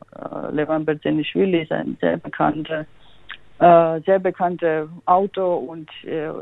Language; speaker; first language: German; non-native, fluent; Georgian